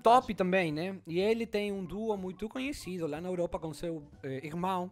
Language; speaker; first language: Portuguese; non-native, learner; Spanish